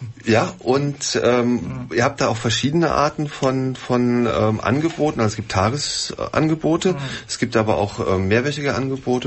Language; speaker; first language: German; native; German